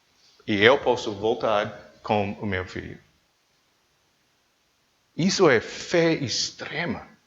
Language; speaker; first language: Portuguese; non-native, learner; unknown